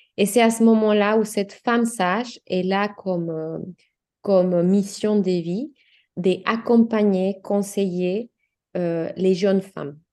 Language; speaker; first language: French; non-native, fluent; Spanish